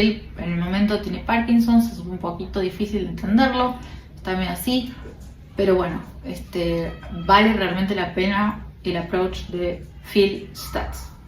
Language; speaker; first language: Spanish; native; Spanish